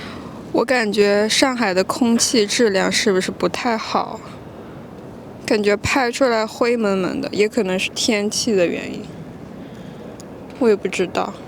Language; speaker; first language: Chinese; non-native, fluent; French